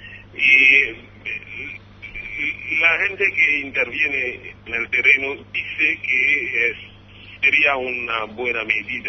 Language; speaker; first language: Spanish; non-native, fluent; Haitian Creole